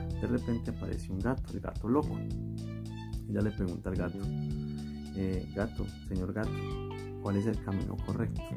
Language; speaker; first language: Spanish; native; Spanish